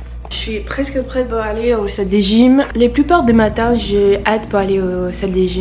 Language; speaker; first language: French; non-native, fluent; English